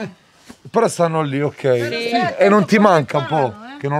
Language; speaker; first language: Italian; native; Italian